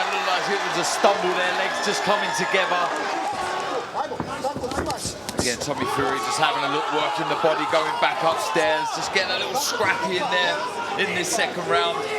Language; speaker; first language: English; native; English